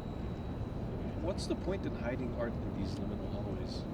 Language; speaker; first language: English; non-native, local second language; French